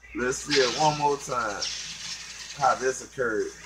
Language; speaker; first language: English; native; English